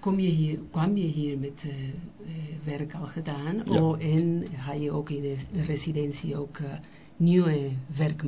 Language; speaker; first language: Dutch; non-native, learner; Spanish